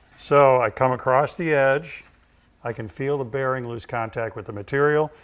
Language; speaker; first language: English; native; English